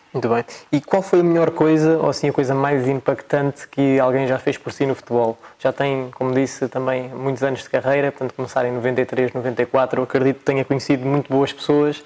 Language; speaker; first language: Portuguese; native; Portuguese